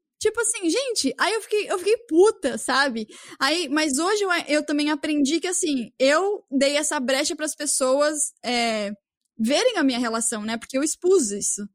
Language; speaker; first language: Portuguese; native; Portuguese